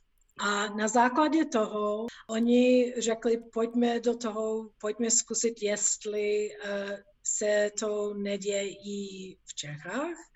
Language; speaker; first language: Czech; non-native, fluent; English